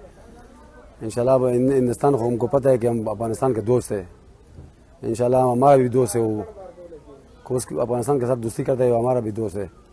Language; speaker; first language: Hindi; non-native, learner; Pashto